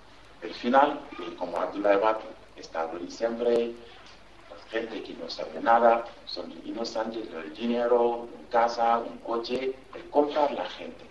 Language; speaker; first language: Spanish; non-native, learner; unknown